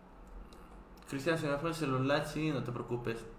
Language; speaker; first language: Spanish; non-native, fluent; Korean